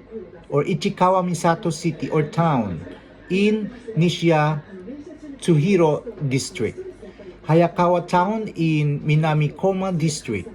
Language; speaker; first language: English; non-native, local second language; Filipino